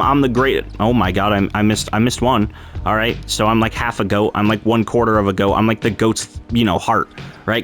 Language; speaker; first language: English; native; English